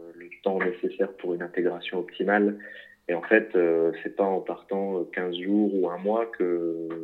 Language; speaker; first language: French; native; French